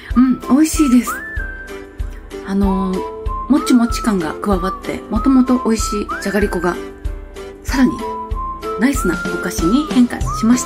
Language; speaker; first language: Japanese; native; Japanese